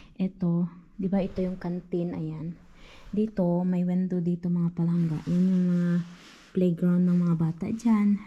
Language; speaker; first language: Filipino; non-native, local second language; Hiligaynon